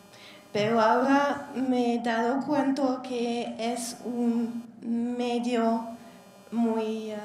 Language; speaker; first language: Spanish; non-native, learner; Hungarian